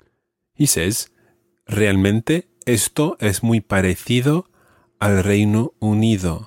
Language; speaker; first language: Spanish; non-native, fluent; English